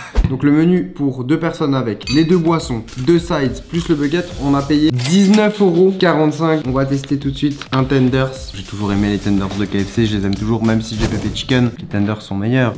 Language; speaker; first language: French; native; French